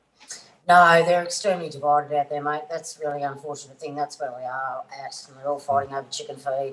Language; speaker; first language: English; native; English